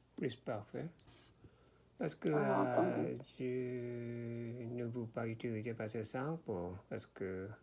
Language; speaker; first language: French; non-native, learner; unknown